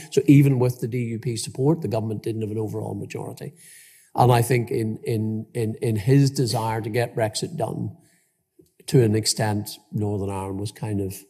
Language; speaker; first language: English; native; English